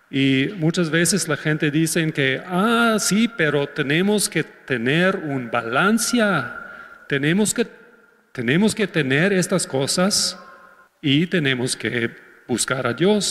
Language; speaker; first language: Spanish; non-native, fluent; English